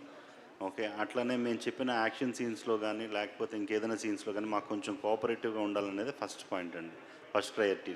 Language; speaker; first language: Telugu; native; Telugu